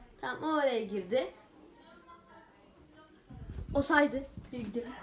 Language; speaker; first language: Turkish; native; Turkish